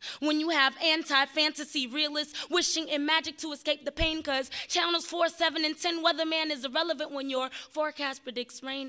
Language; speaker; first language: English; native; English